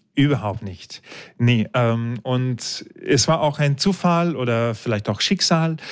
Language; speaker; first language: German; non-native, fluent; Russian